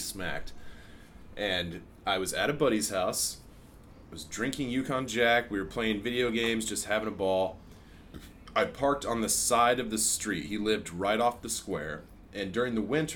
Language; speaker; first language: English; native; English